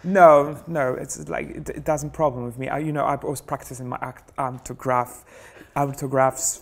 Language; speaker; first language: English; non-native, fluent; Polish